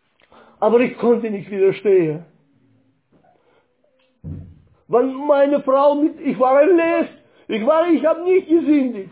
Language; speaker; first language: German; non-native, fluent; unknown